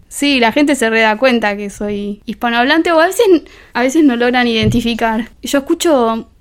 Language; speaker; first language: Spanish; native; Spanish